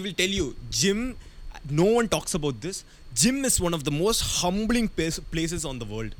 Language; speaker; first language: English; non-native, local second language; Tamil